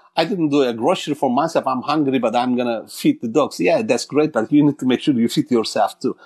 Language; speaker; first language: English; non-native, fluent; Turkish